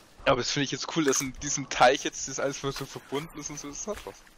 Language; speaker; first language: German; native; German